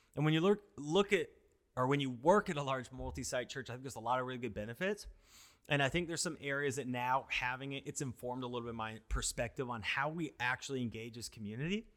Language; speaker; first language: English; native; English